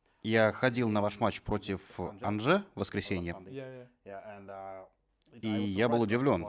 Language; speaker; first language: Russian; native; Russian